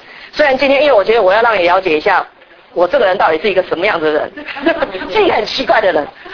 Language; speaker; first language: Chinese; native; Chinese